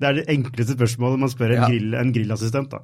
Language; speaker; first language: Norwegian; native; Norwegian